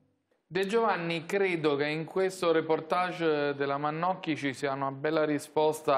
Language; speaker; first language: Italian; native; Italian